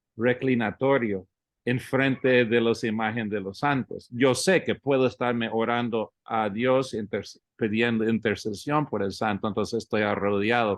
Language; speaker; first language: Spanish; early bilingual, heritage; English